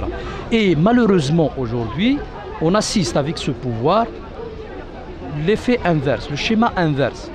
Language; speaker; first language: French; non-native, local second language; Arabic